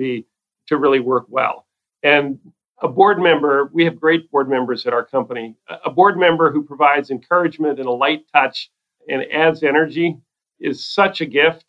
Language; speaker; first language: English; native; English